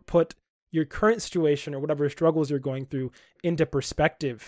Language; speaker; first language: English; native; English